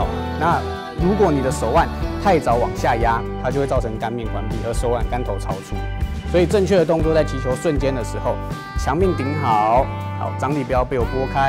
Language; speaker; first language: Chinese; native; Chinese